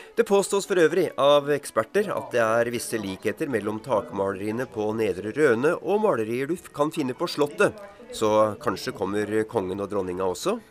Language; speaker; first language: Norwegian; native; Norwegian